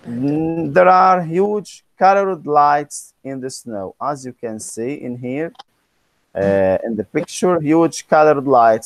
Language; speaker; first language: English; non-native, fluent; Arabic